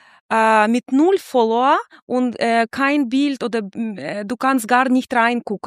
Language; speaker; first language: German; non-native, fluent; Russian